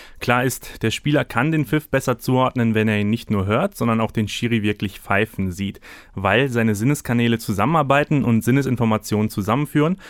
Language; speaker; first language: German; native; German